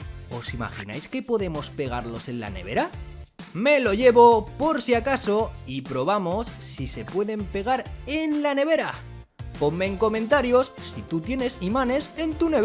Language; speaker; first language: Spanish; native; Spanish